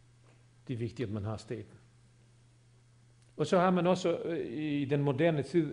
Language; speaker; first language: Swedish; non-native, fluent; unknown